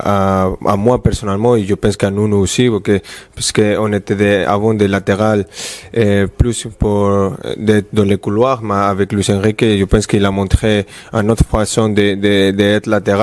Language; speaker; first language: French; non-native, fluent; Spanish